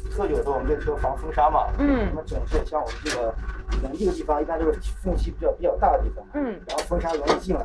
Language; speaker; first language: Chinese; native; Chinese